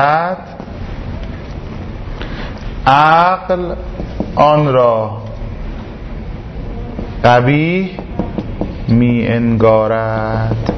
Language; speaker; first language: Persian; native; Persian